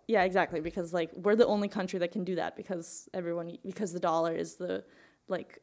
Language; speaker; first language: English; native; English